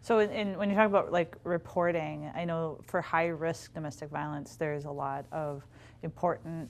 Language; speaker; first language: English; native; English